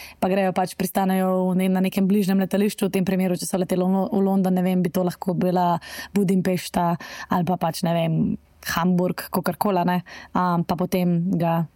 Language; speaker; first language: Slovenian; native; Slovenian